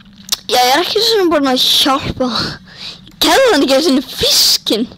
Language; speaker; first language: Icelandic; early bilingual, heritage; Icelandic